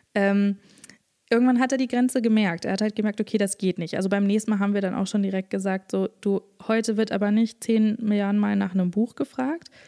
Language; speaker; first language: German; native; German